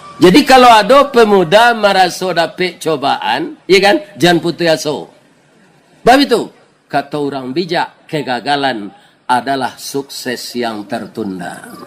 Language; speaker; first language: Malay; non-native, local second language; Minangkabau